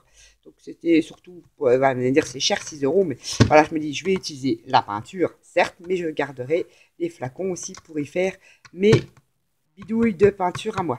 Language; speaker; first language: French; native; French